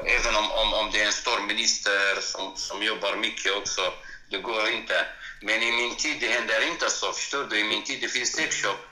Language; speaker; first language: Swedish; non-native, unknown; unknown